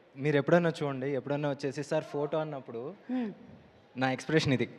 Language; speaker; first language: Telugu; native; Telugu